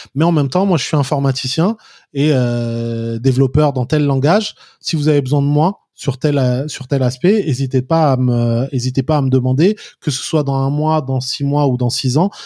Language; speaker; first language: French; native; French